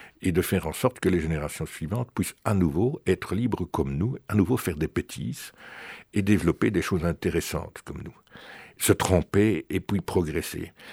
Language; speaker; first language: French; native; French